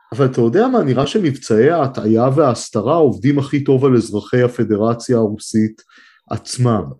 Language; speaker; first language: Hebrew; native; Hebrew